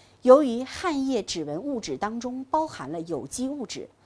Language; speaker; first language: Chinese; native; Chinese